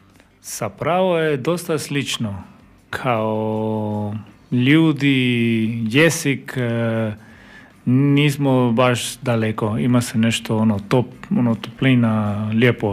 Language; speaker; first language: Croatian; non-native, learner; Spanish